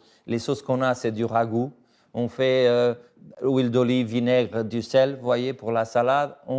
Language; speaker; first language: French; non-native, fluent; Portuguese